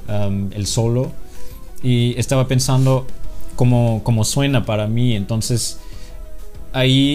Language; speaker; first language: Spanish; non-native, fluent; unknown